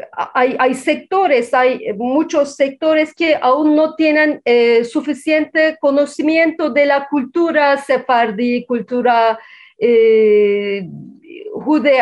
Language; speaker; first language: Spanish; non-native, fluent; Turkish